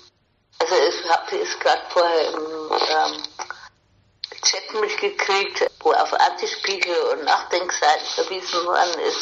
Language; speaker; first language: German; native; German